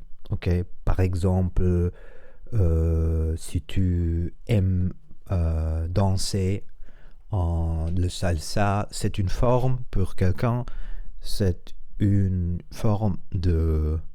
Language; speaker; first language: French; non-native, learner; Spanish